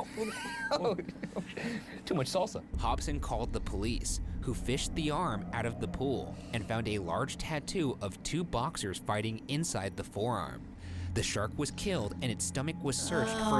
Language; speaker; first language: English; native; English